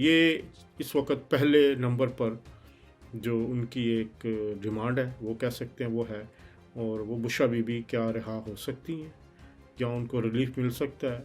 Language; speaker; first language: Urdu; native; Urdu